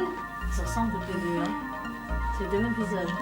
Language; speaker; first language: French; non-native, fluent; Ukrainian